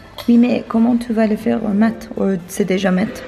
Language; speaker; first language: French; non-native, learner; English